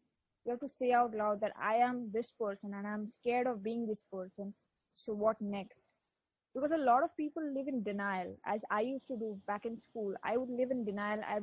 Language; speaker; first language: English; non-native, local second language; Bangla